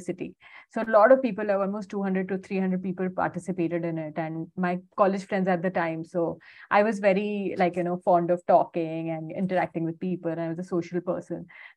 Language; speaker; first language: English; non-native, local second language; Hindi